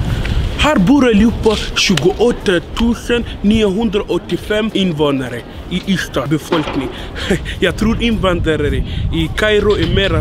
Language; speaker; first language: Swedish; non-native, fluent; Arabic